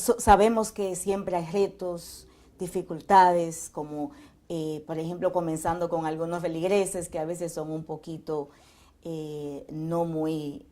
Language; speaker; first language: Spanish; native; Spanish